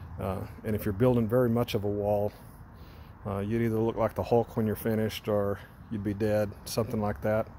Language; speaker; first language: English; native; English